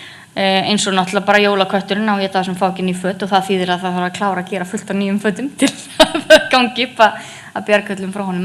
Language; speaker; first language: Icelandic; native; Icelandic